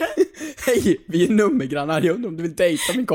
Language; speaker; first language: Swedish; native; Swedish